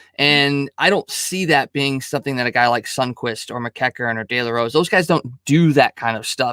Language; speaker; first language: English; native; English